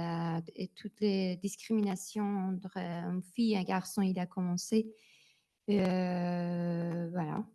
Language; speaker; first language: French; non-native, learner; Persian